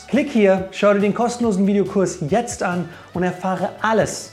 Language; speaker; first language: German; native; German